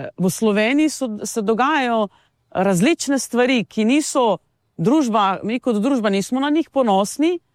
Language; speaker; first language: Slovenian; non-native, local second language; Romany